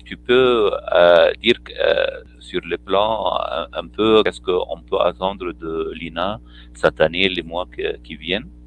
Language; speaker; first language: French; non-native, fluent; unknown